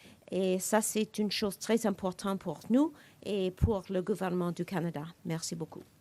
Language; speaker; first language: French; non-native, fluent; English